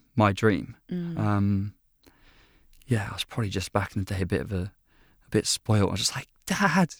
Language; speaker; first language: English; native; English